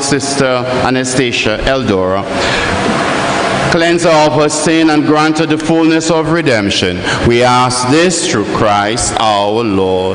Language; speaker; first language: English; non-native, local second language; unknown